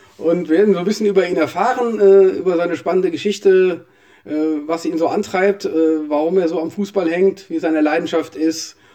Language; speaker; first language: German; native; German